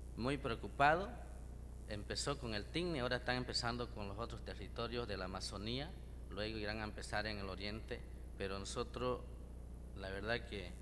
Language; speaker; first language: Spanish; native; Spanish